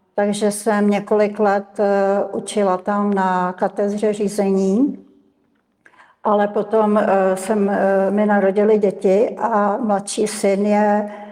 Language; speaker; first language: Czech; native; Czech